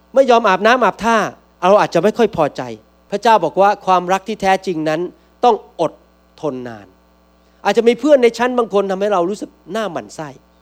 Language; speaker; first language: Thai; native; Thai